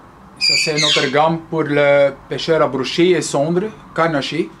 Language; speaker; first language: French; non-native, local second language; Dutch